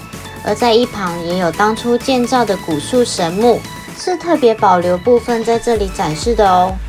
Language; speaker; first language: Chinese; native; Chinese